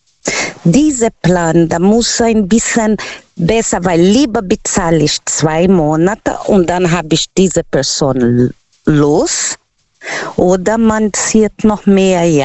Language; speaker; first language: German; non-native, learner; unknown